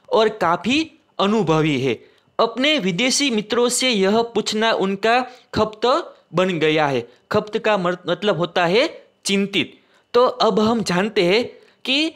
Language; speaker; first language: Hindi; non-native, local second language; Gujarati